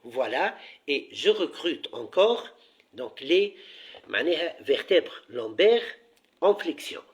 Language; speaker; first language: French; non-native, local second language; Arabic